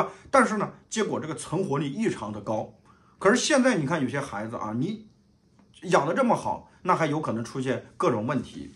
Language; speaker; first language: Chinese; native; Chinese